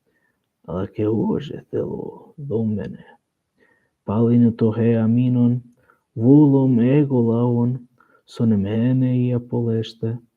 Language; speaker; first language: Greek; non-native, learner; Portuguese